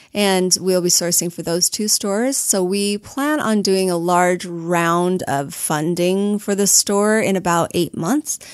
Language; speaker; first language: English; native; English